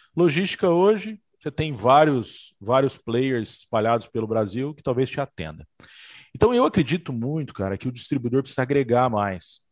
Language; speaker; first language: Portuguese; native; Portuguese